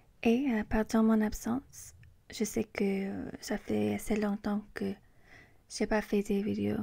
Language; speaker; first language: French; non-native, learner; English